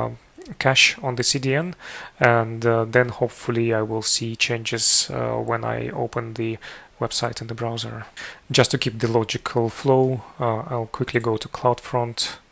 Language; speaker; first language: English; non-native, fluent; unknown